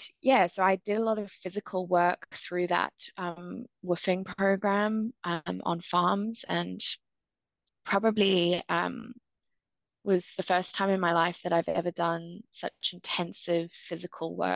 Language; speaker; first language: English; native; English